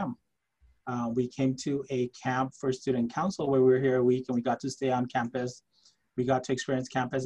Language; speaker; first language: English; early bilingual, other home language; Spanish